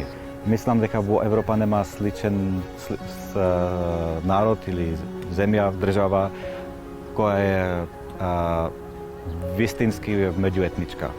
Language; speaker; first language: Macedonian; non-native, fluent; Czech